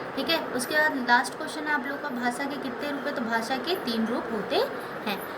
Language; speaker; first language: Hindi; native; Hindi